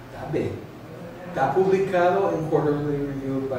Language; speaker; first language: Portuguese; non-native, learner; English